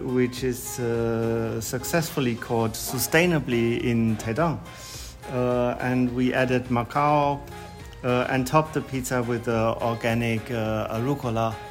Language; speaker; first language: English; non-native, fluent; German